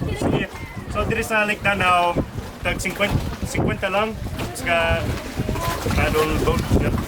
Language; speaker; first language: Cebuano; non-native, fluent; English